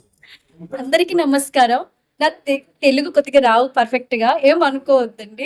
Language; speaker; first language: Telugu; non-native, learner; Odia